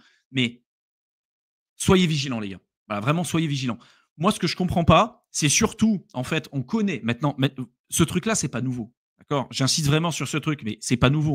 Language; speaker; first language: French; native; French